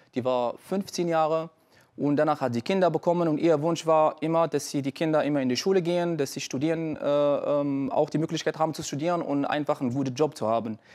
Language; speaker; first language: German; non-native, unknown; Arabic